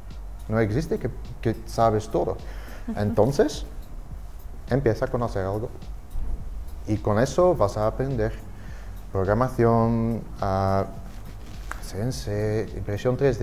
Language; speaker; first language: Spanish; non-native, fluent; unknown